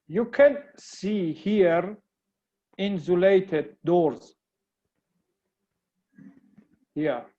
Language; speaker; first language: English; non-native, learner; Persian